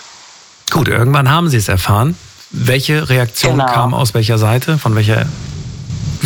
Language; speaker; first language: German; native; German